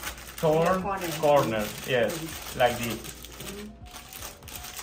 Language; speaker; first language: English; non-native, learner; Spanish